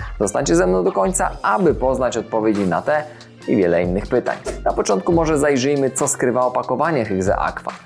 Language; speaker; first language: Polish; native; Polish